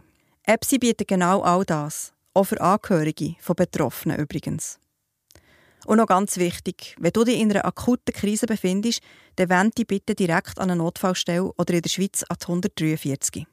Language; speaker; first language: German; native; German